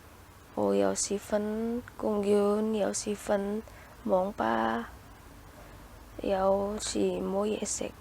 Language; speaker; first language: Cantonese; non-native, fluent; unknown